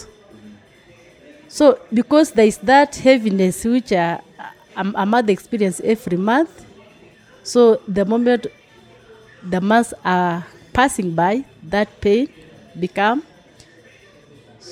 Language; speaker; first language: English; non-native, local second language; Masai